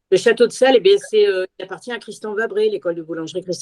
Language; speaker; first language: French; native; French